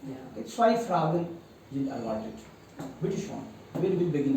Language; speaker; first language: German; non-native, fluent; Hindi